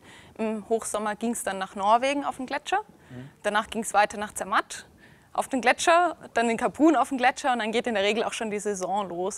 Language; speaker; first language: German; native; German